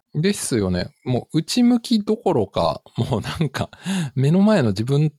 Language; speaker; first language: Japanese; native; Japanese